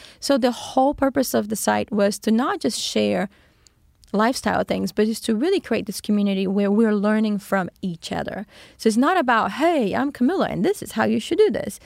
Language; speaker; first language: English; non-native, fluent; Portuguese